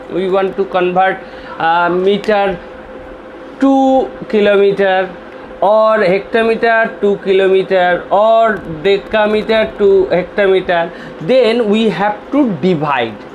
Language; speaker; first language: English; non-native, local second language; Bangla